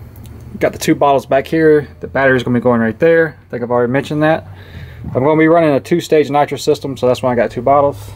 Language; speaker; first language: English; native; English